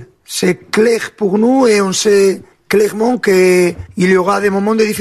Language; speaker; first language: French; non-native, learner; Spanish